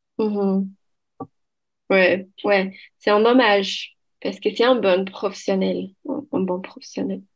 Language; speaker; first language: French; non-native, fluent; Portuguese